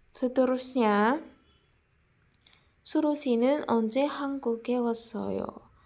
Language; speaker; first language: Korean; non-native, fluent; Indonesian